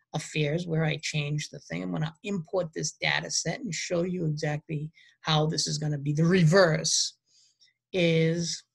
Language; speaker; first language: English; native; English